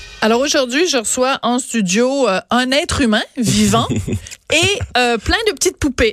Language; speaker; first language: French; native; French